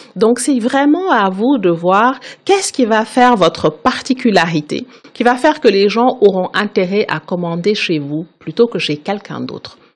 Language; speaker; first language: French; non-native, local second language; Wolof